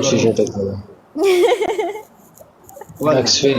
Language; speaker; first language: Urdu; non-native, local second language; Pashto